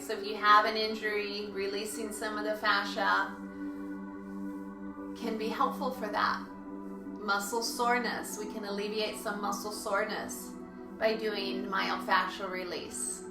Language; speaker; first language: English; native; English